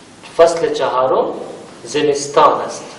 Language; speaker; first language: Persian; non-native, fluent; Urdu